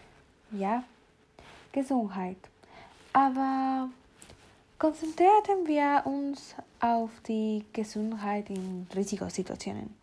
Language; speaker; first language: German; non-native, learner; Spanish